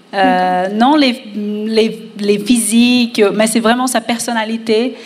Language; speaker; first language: French; non-native, fluent; Portuguese